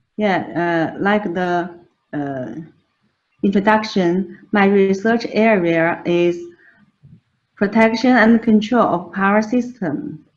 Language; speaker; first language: English; non-native, fluent; Chinese